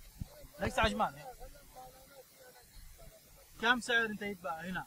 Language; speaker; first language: Arabic; non-native, learner; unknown